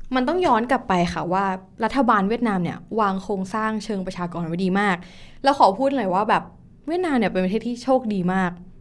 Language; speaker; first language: Thai; native; Thai